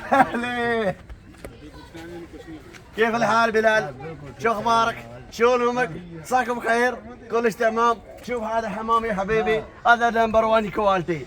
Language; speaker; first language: Arabic; non-native, learner; Punjabi